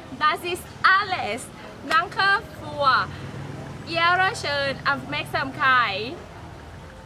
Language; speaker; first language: German; non-native, learner; Thai